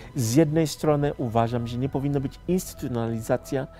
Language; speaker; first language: Polish; non-native, fluent; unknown